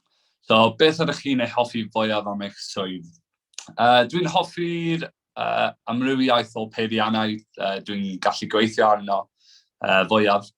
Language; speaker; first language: Welsh; non-native, local second language; English